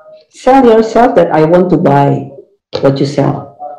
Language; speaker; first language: English; non-native, fluent; Indonesian